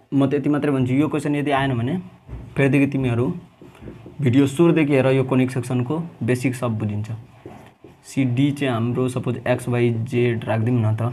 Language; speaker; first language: Nepali; non-native, local second language; Maithili